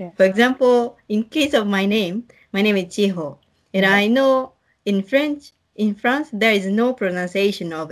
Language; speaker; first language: English; non-native, learner; Japanese